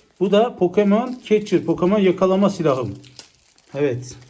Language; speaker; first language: Turkish; native; Turkish